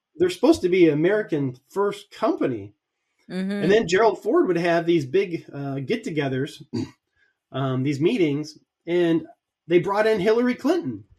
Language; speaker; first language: English; native; English